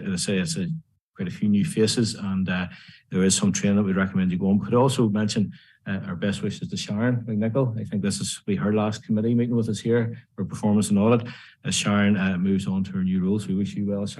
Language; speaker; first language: English; native; English